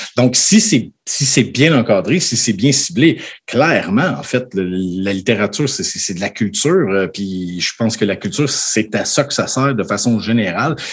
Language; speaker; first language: French; native; French